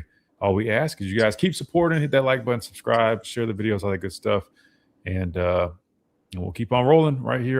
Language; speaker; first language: English; native; English